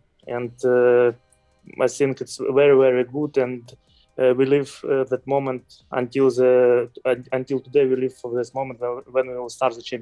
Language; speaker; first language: English; non-native, fluent; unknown